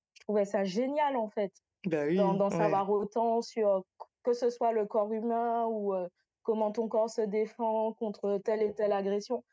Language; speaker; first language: French; native; French